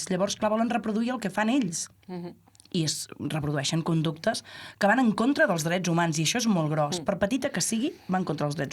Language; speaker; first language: Catalan; native; Catalan